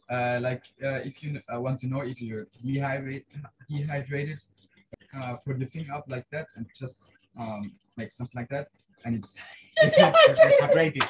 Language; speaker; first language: English; non-native, fluent; Swiss German